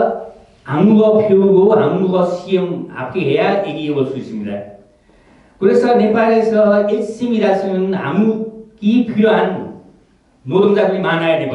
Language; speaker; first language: Korean; non-native, fluent; Nepali